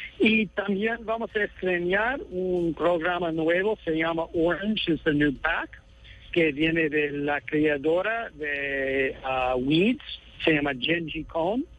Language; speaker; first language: Spanish; non-native, fluent; English